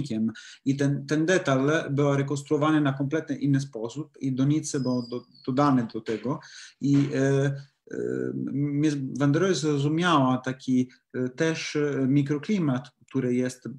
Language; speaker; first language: Polish; non-native, learner; Italian